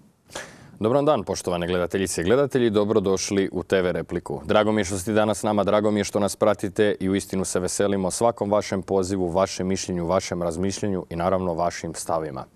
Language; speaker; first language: Croatian; native; Croatian